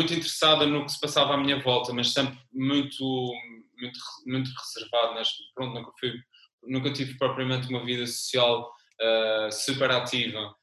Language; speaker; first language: Portuguese; native; Portuguese